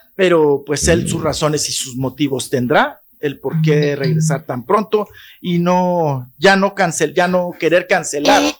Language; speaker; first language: Spanish; native; Spanish